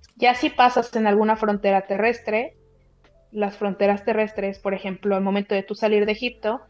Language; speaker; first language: Spanish; native; Spanish